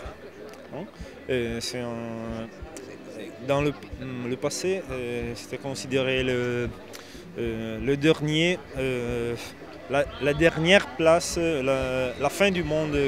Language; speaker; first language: French; non-native, fluent; Italian